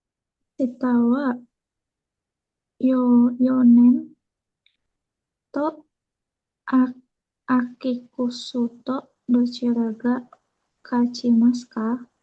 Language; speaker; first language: Japanese; non-native, learner; Indonesian